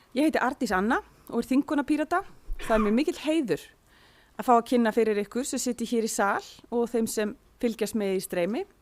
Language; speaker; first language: Icelandic; native; Icelandic